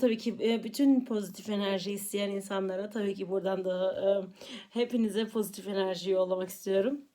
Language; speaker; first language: Turkish; early bilingual, heritage; Turkish